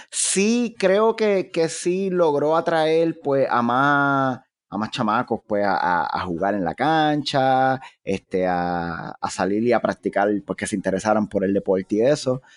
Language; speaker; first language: Spanish; native; Spanish